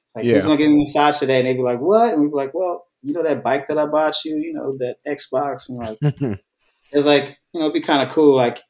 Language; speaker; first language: English; native; English